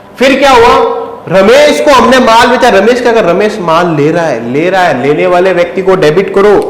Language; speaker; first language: Hindi; native; Hindi